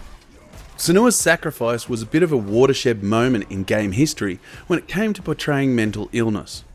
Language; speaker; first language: English; native; English